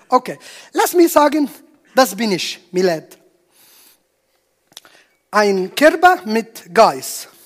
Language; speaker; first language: German; non-native, learner; Arabic